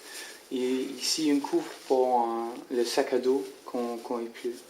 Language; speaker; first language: French; non-native, learner; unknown